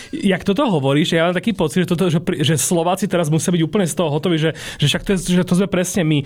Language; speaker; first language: Slovak; native; Slovak